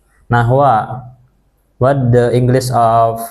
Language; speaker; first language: English; non-native, fluent; Indonesian